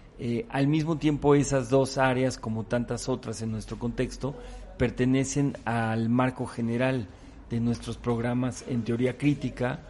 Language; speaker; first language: Spanish; native; Spanish